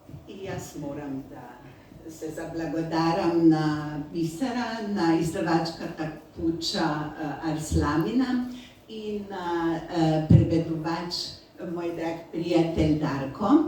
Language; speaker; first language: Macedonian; non-native, learner; Slovenian